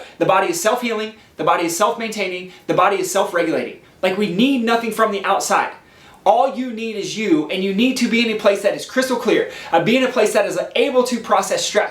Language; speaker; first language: English; native; English